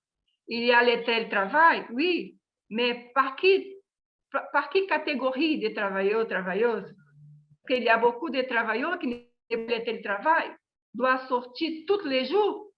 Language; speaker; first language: French; non-native, learner; Portuguese